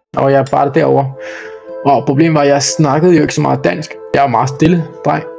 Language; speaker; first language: Danish; early bilingual, other home language; Malay